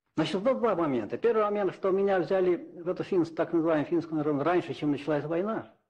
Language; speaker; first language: Russian; non-native, local second language; Finnish